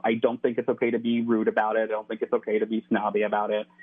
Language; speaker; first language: English; native; English